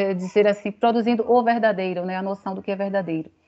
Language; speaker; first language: Portuguese; native; Portuguese